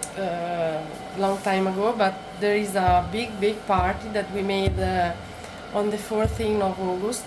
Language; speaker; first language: English; non-native, learner; Italian